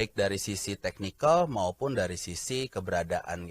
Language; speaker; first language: Indonesian; native; Indonesian